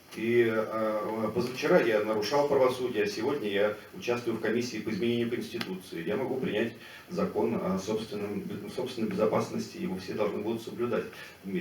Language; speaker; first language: Russian; native; Russian